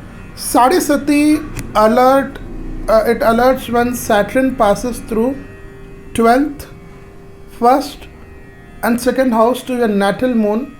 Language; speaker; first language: English; non-native, local second language; Hindi